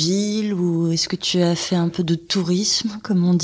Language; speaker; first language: French; native; French